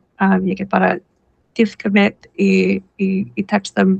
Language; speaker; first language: Icelandic; non-native, fluent; English